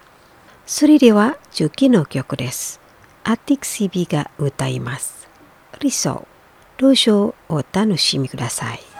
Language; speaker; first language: Japanese; non-native, fluent; Indonesian